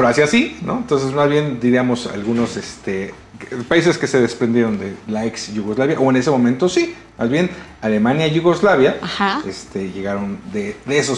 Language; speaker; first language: Spanish; native; Spanish